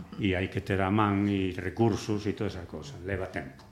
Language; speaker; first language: Galician; non-native, local second language; Spanish